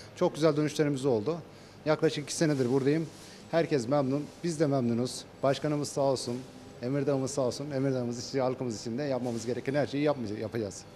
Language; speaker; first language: Turkish; native; Turkish